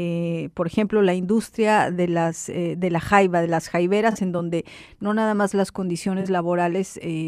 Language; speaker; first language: Spanish; native; Spanish